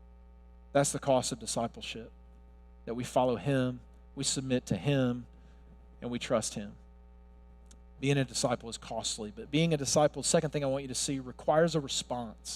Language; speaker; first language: English; native; English